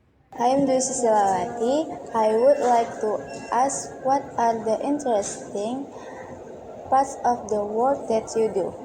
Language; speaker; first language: English; non-native, learner; Indonesian